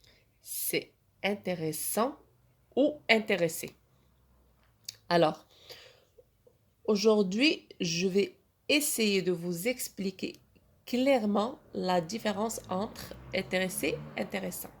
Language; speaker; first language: French; non-native, local second language; Arabic